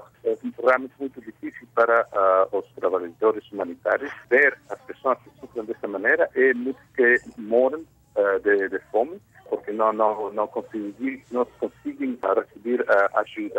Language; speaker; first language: Portuguese; non-native, fluent; Spanish